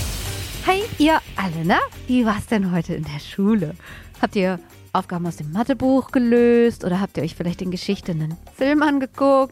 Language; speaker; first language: German; native; German